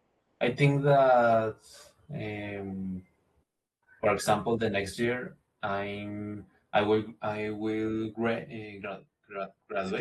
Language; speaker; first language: English; non-native, learner; Spanish